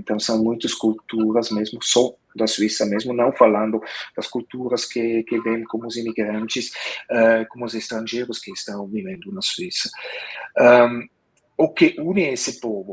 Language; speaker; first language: Portuguese; non-native, fluent; Swiss German